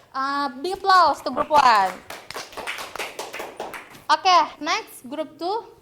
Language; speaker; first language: English; non-native, learner; Indonesian